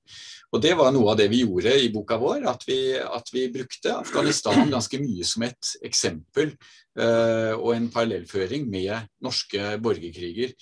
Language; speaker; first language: Norwegian; native; Norwegian